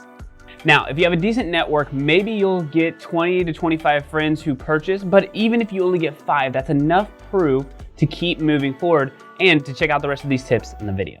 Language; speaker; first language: English; native; English